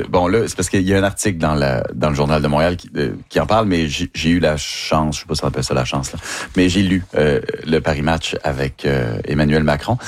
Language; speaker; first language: French; native; French